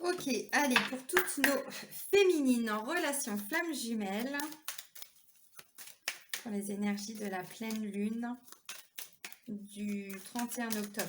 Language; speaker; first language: French; native; French